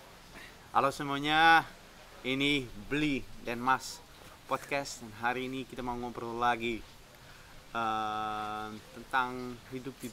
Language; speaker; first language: Indonesian; non-native, fluent; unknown